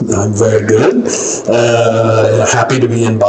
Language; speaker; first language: English; non-native, fluent; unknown